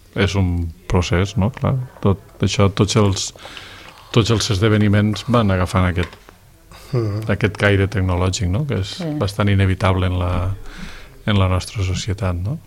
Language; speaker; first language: Catalan; native; Catalan